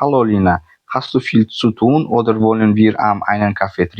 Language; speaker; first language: German; non-native, fluent; Uzbek